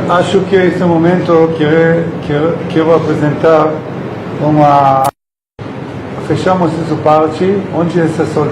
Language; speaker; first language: Portuguese; non-native, learner; Hebrew